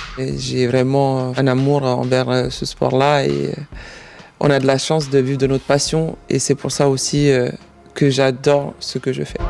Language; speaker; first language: French; early bilingual, other home language; Croatian